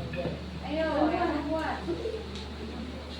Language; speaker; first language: Indonesian; native; Indonesian